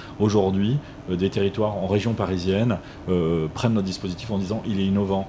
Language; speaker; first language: French; native; French